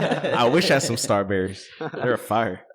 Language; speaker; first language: English; native; English